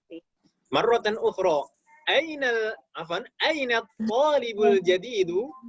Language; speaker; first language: Arabic; non-native, fluent; Indonesian